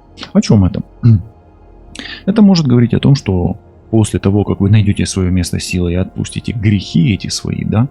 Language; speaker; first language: Russian; non-native, local second language; Ukrainian